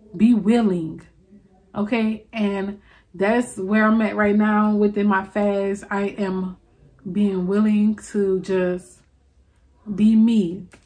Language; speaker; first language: English; native; English